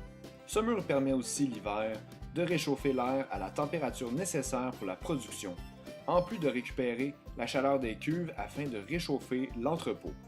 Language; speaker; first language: French; native; French